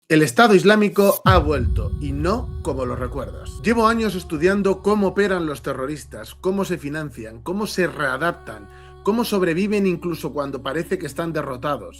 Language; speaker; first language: Spanish; native; Spanish